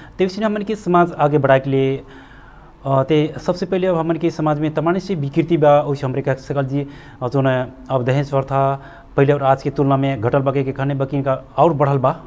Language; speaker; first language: Bhojpuri; non-native, local second language; Dangaura Tharu